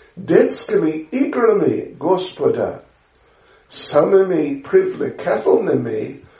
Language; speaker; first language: Russian; non-native, learner; English